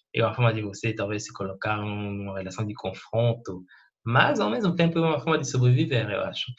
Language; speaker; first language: Portuguese; non-native, fluent; French